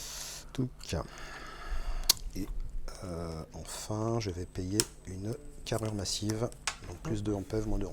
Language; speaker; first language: French; native; French